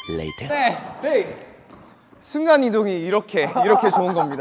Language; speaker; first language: Korean; native; Korean